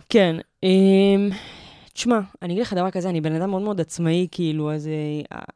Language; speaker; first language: Hebrew; native; Hebrew